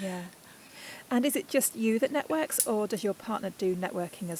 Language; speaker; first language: English; native; English